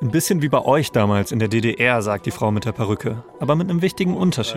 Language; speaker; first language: German; native; German